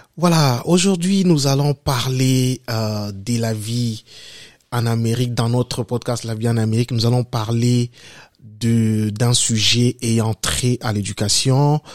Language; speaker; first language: French; non-native, local second language; Lingala